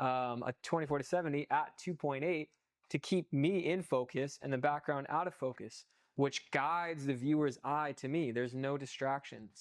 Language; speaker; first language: English; native; English